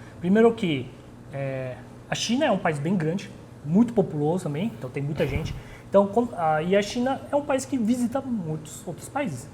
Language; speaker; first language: Portuguese; early bilingual, other home language; Korean